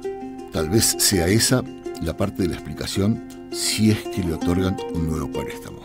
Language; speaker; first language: Spanish; native; Spanish